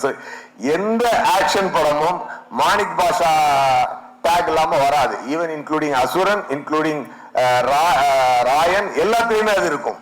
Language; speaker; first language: Tamil; native; Tamil